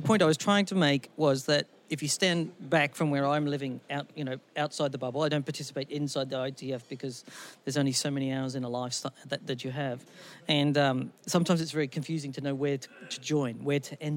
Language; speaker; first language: English; native; English